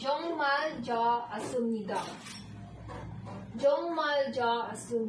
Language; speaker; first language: Korean; non-native, learner; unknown